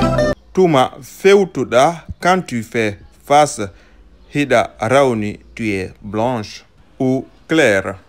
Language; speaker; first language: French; non-native, local second language; Fula